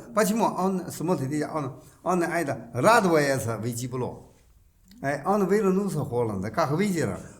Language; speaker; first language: Russian; non-native, learner; Chinese